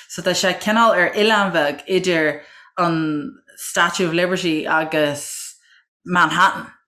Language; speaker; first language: Irish; native; Irish